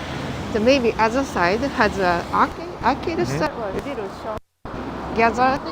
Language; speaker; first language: English; non-native, learner; Japanese